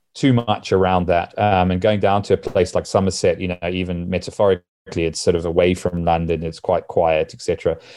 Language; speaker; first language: English; native; English